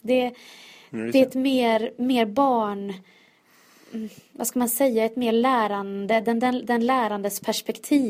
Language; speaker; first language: Swedish; native; Swedish